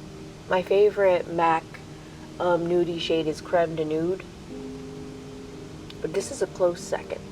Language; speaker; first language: English; native; English